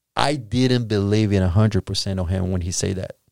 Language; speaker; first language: English; non-native, fluent; Portuguese